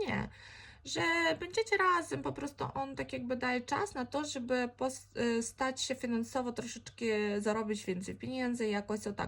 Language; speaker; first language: Polish; non-native, fluent; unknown